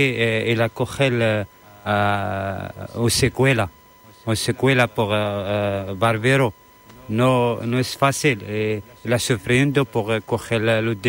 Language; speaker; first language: Spanish; non-native, learner; Arabic